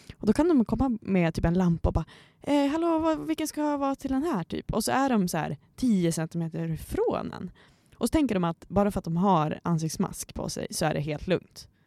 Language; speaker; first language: Swedish; native; Swedish